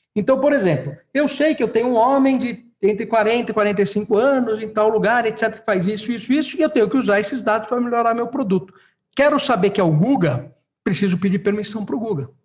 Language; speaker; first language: Portuguese; native; Portuguese